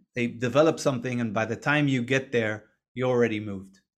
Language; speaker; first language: English; non-native, fluent; Hebrew